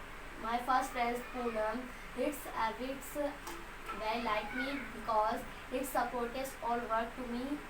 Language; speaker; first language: English; non-native, learner; Hindi